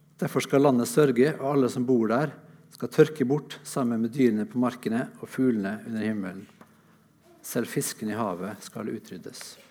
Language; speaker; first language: Norwegian; native; Norwegian